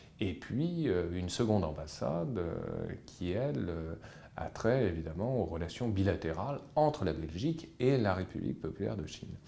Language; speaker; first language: French; native; French